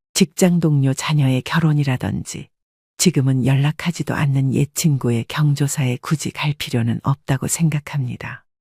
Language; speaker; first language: Korean; native; Korean